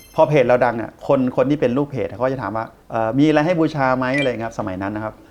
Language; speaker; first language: Thai; native; Thai